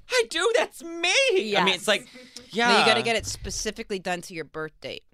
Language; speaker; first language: English; native; English